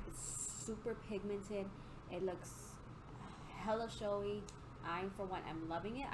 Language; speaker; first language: English; native; English